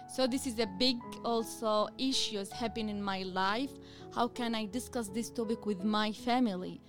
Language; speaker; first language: English; non-native, learner; Arabic